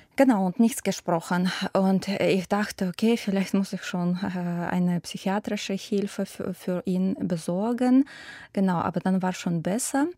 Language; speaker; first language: German; non-native, fluent; Ukrainian